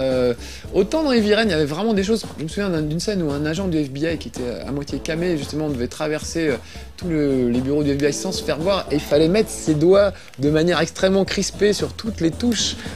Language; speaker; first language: French; native; French